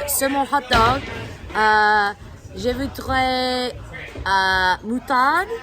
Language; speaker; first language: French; non-native, learner; English